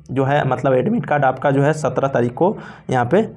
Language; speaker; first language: Hindi; native; Hindi